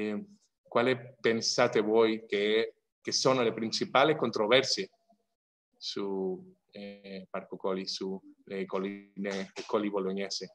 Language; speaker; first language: Italian; non-native, fluent; Spanish